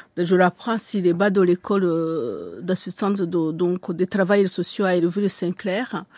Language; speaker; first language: French; non-native, local second language; Kinyarwanda